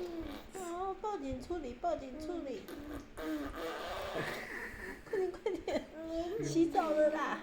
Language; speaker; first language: Chinese; native; Chinese